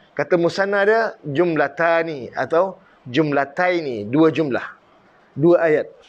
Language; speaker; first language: Malay; native; Malay